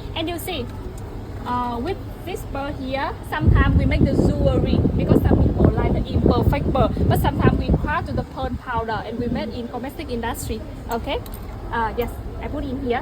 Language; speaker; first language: English; non-native, learner; Vietnamese